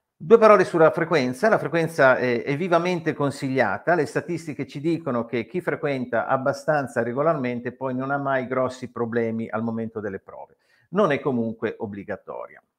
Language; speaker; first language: Italian; native; Italian